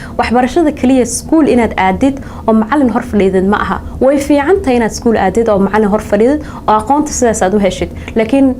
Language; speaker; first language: Somali; early bilingual, heritage; Somali